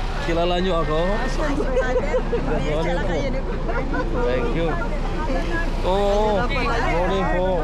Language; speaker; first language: Filipino; non-native, fluent; Indonesian